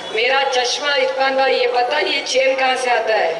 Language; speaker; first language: Hindi; non-native, local second language; Marathi